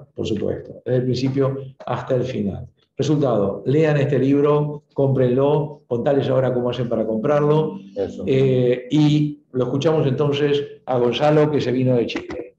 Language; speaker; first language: Spanish; native; Spanish